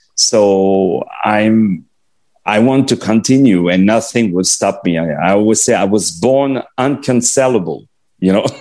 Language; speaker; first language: English; non-native, fluent; French